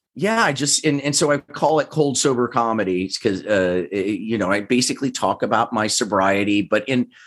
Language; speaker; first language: English; native; English